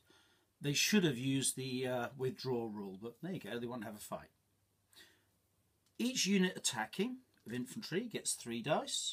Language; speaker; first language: English; native; English